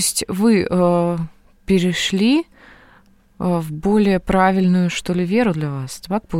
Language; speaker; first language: Russian; native; Russian